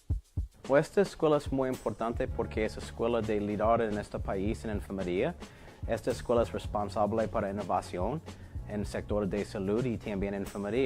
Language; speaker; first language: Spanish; non-native, learner; English